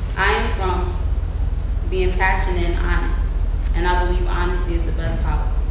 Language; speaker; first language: English; non-native, fluent; Spanish